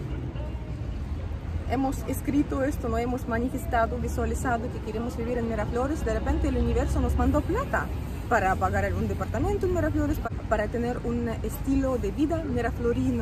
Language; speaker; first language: Spanish; native; Spanish